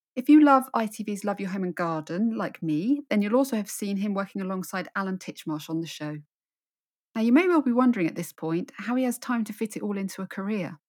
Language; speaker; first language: English; native; English